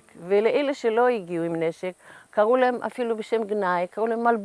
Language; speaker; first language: Hebrew; early bilingual, other home language; Yiddish